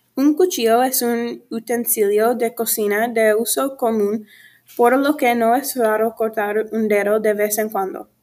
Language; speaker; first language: Spanish; non-native, learner; English